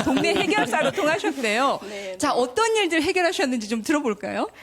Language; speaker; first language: Korean; native; Korean